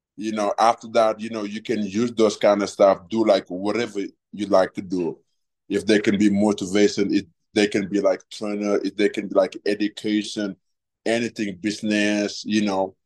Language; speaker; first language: English; non-native, fluent; Wolof